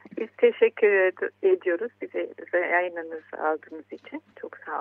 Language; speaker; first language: Turkish; non-native, fluent; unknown